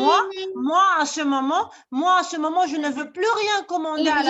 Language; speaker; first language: French; non-native, local second language; Arabic